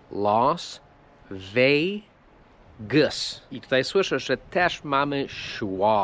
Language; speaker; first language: Polish; non-native, fluent; English